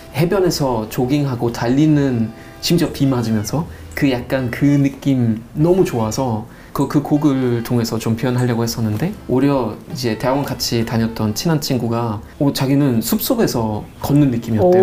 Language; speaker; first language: Korean; non-native, fluent; German